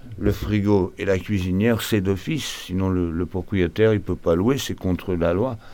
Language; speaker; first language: French; early bilingual, other home language; Portuguese